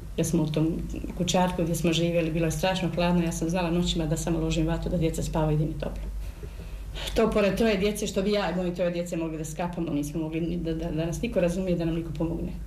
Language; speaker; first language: Serbian; native; Serbian